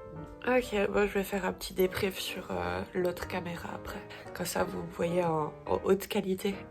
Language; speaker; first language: French; native; French